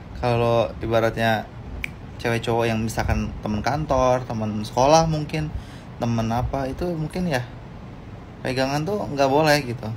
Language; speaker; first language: Indonesian; native; Indonesian